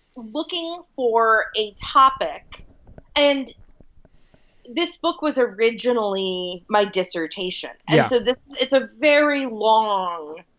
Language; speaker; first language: English; early bilingual, other home language; Hindi